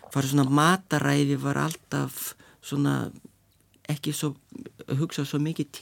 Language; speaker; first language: Icelandic; non-native, fluent; Lithuanian